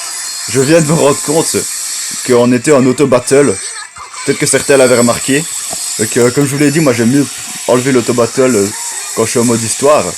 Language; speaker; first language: French; native; French